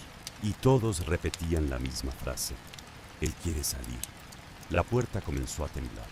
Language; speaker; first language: Spanish; native; Spanish